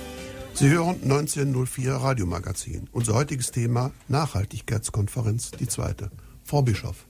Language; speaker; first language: German; native; German